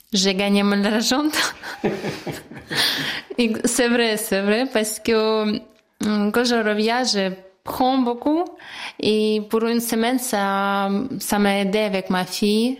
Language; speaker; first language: French; non-native, learner; Ukrainian